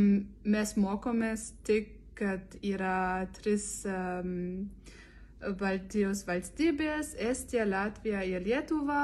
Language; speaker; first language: Lithuanian; non-native, learner; French